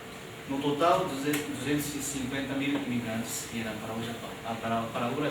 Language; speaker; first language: Portuguese; non-native, fluent; Japanese